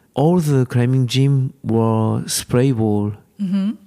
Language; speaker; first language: English; non-native, learner; Japanese